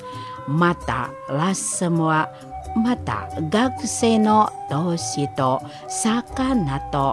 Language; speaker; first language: Japanese; non-native, fluent; Indonesian